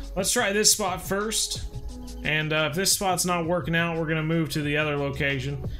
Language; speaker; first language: English; native; English